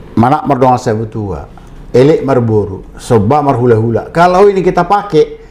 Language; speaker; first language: Indonesian; native; Indonesian